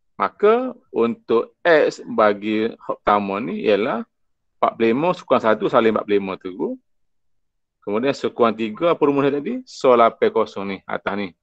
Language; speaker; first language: Malay; native; Malay